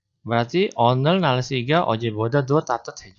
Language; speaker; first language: Korean; non-native, fluent; Indonesian